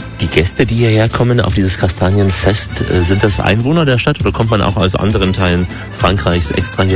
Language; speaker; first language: German; native; German